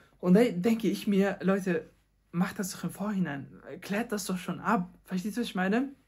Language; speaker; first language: German; non-native, fluent; Persian